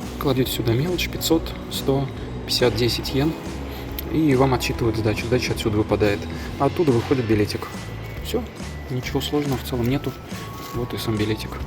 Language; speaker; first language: Russian; native; Russian